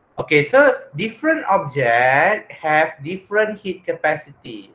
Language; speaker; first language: English; non-native, local second language; Malay